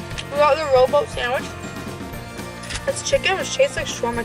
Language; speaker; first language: English; native; English